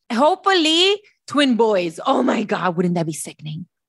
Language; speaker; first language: English; early bilingual, other home language; Spanish